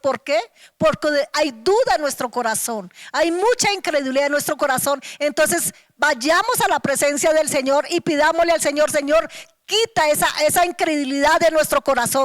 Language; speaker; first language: Spanish; native; Spanish